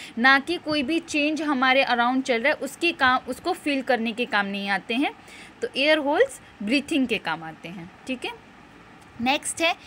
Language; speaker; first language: Hindi; non-native, local second language; Gujarati